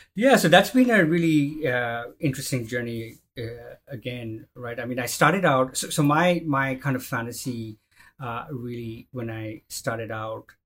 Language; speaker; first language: English; non-native, fluent; Arabic